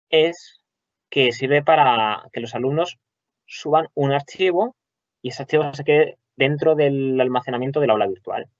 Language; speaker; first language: Spanish; native; Spanish